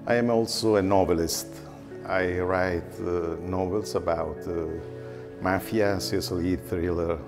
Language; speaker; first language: English; non-native, learner; Italian